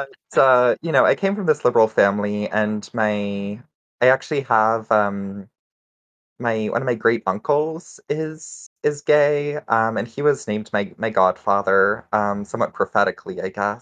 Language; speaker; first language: English; native; English